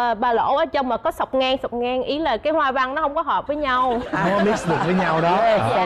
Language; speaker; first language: Vietnamese; native; Vietnamese